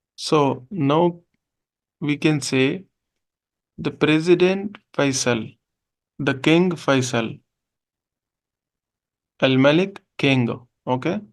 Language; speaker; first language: English; non-native, local second language; Urdu